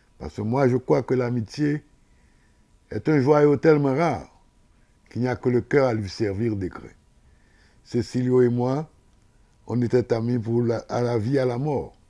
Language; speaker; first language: French; non-native, local second language; Haitian Creole